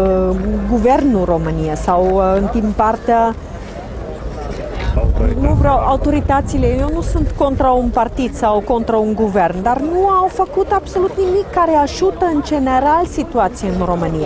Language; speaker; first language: Romanian; non-native, fluent; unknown